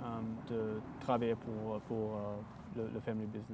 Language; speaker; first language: French; non-native, local second language; English